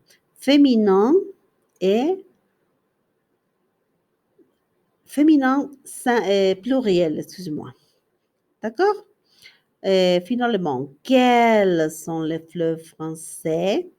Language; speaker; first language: French; non-native, fluent; Spanish